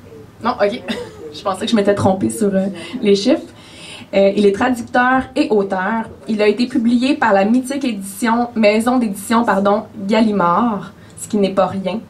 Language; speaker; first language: French; native; French